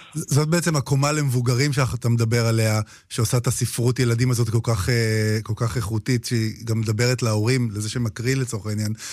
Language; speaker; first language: Hebrew; native; Hebrew